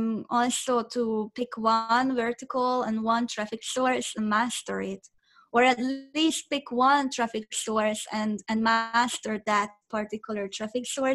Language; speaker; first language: English; non-native, fluent; Hungarian